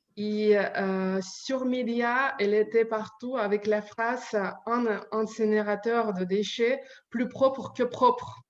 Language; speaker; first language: French; non-native, learner; Ukrainian